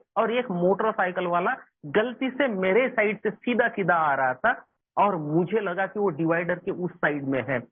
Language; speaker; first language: Hindi; non-native, local second language; Marathi